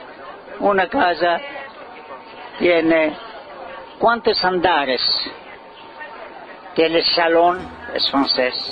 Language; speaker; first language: Spanish; early bilingual, heritage; Ladino